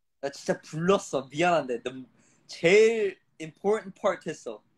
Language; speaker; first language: Korean; early bilingual, heritage; Korean